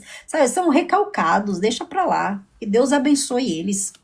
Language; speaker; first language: Portuguese; native; Portuguese